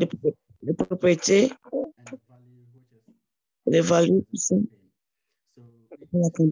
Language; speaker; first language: French; non-native, learner; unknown